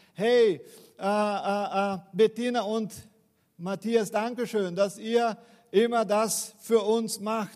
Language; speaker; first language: German; non-native, fluent; Portuguese